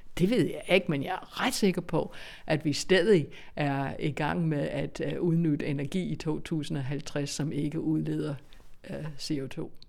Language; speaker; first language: Danish; non-native, fluent; English